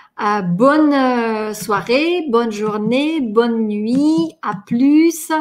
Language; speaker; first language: French; non-native, fluent; Russian